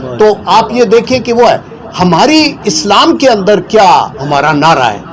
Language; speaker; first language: Urdu; non-native, local second language; Punjabi